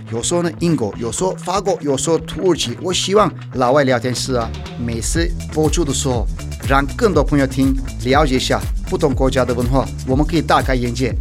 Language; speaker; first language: Chinese; non-native, fluent; Turkish